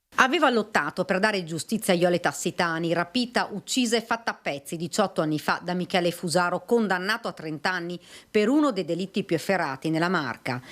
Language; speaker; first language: Italian; native; Italian